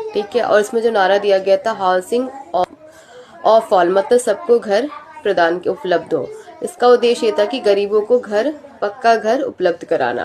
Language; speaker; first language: Hindi; native; Hindi